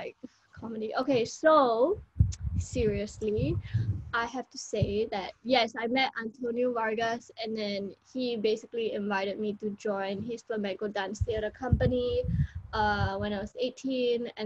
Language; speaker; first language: English; native; English